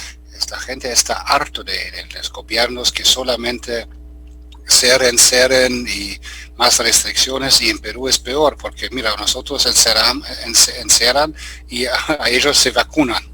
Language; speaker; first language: Spanish; non-native, fluent; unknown